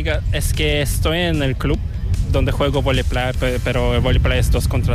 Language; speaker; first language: Spanish; non-native, fluent; Korean